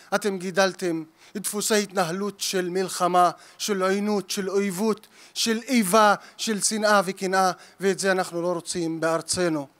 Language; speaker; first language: Hebrew; native; Hebrew